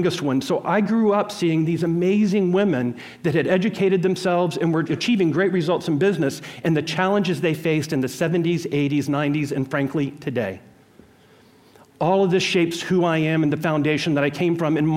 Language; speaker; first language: English; native; English